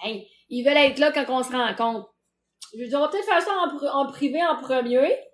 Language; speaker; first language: French; native; French